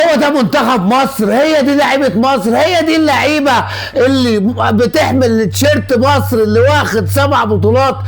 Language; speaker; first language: Arabic; native; Arabic